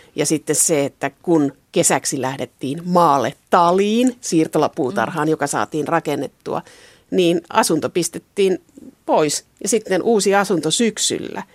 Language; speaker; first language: Finnish; native; Finnish